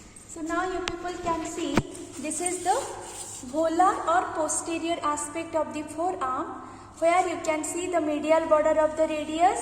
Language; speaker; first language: English; non-native, local second language; Hindi